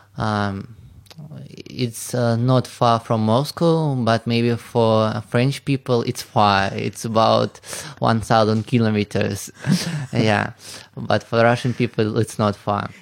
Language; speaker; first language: English; non-native, learner; Russian